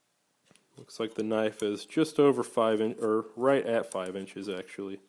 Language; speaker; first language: English; native; English